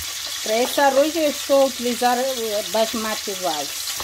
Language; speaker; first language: Portuguese; non-native, local second language; Upper Guinea Crioulo